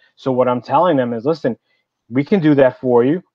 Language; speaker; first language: English; native; English